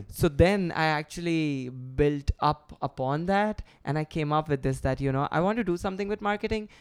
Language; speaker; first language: English; non-native, local second language; Gujarati